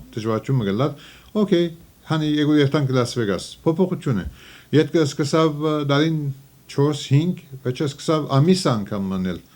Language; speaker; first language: Armenian; early bilingual, heritage; Armenian